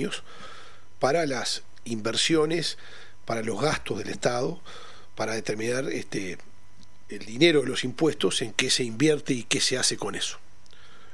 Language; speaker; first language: Spanish; native; Spanish